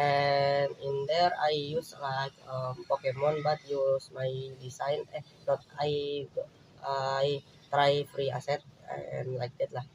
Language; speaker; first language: English; non-native, learner; Indonesian